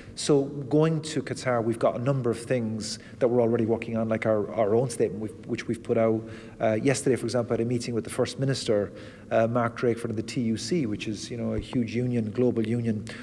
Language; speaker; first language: English; native; English